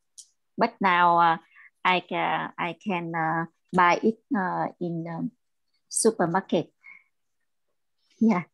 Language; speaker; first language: English; non-native, learner; Vietnamese